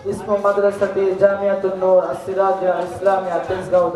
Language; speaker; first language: Arabic; non-native, learner; Bangla